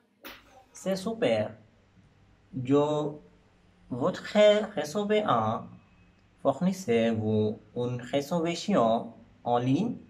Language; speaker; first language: French; non-native, learner; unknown